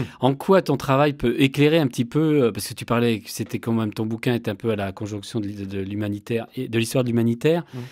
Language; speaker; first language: French; native; French